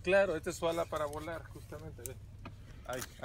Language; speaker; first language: Spanish; native; Spanish